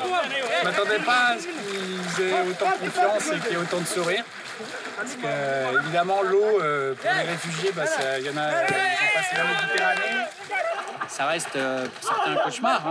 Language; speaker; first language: French; native; French